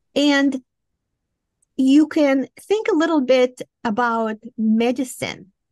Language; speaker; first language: English; non-native, fluent; Romanian